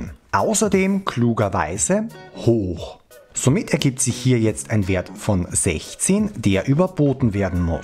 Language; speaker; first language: German; native; German